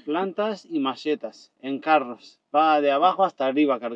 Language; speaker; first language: Spanish; native; Spanish